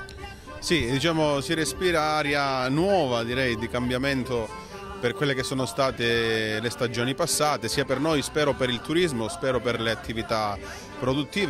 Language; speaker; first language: Italian; native; Italian